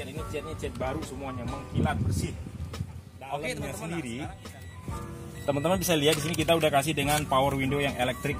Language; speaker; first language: Indonesian; native; Indonesian